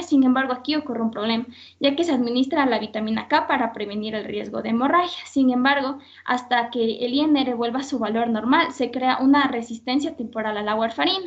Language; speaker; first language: Spanish; native; Spanish